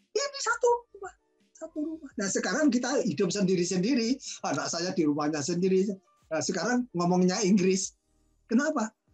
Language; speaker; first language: Indonesian; non-native, local second language; Javanese